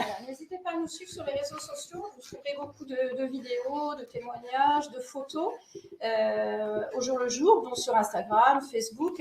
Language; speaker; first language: French; native; French